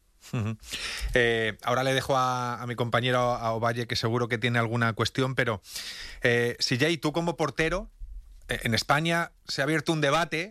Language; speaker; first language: Spanish; native; Spanish